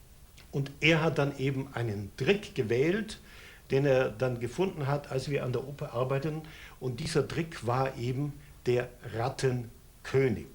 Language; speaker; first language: German; native; German